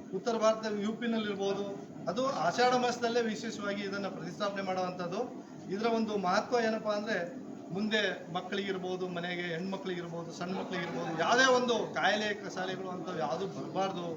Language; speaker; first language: Kannada; non-native, local second language; Lambadi